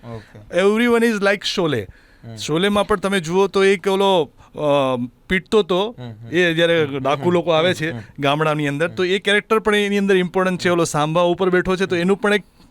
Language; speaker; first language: Gujarati; native; Gujarati